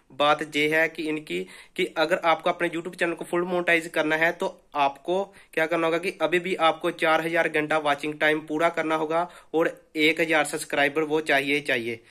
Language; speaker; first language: Hindi; native; Hindi